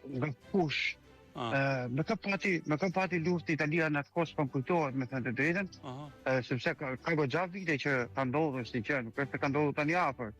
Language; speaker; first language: Albanian; native; Albanian